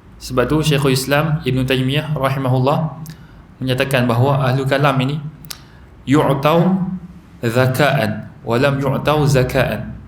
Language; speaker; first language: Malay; native; Malay